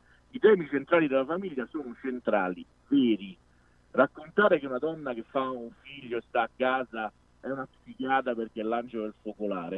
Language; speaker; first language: Italian; native; Italian